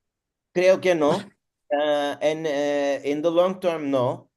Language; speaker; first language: Spanish; non-native, learner; Turkish